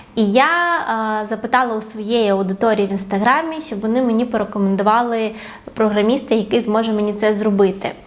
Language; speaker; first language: Ukrainian; non-native, local second language; Russian